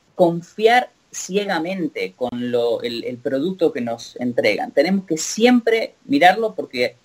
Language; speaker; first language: Spanish; native; Spanish